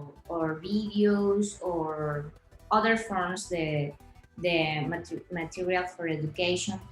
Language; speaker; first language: English; non-native, learner; Spanish